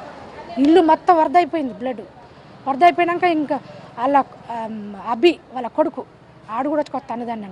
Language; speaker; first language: Telugu; native; Telugu